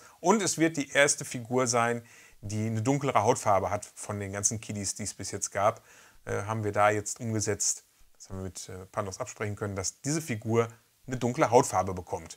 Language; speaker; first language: German; native; German